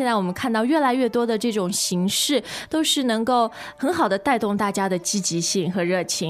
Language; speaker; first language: Chinese; native; Chinese